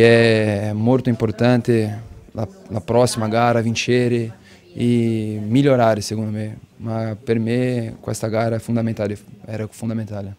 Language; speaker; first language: Italian; non-native, learner; Portuguese